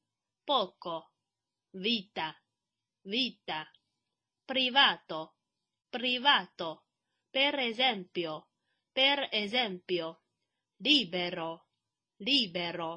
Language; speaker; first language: Italian; non-native, fluent; Chinese